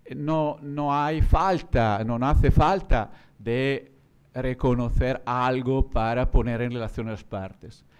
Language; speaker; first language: Spanish; non-native, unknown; Italian